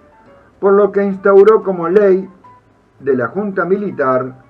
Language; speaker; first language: Spanish; native; Spanish